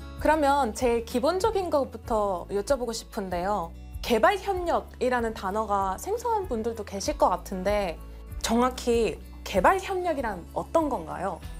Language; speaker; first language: Korean; non-native, fluent; Arabic